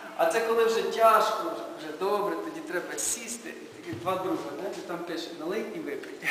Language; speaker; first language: Ukrainian; native; Ukrainian